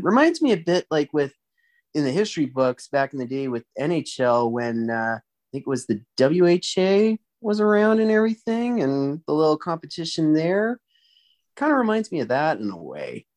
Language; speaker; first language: English; native; English